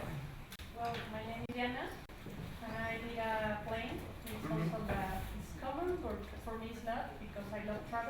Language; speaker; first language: English; non-native, learner; Spanish